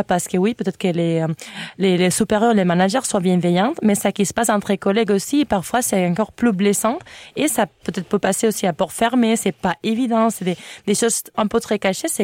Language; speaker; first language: French; non-native, fluent; Spanish